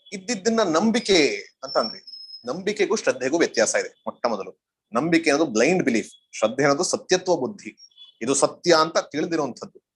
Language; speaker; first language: Kannada; native; Kannada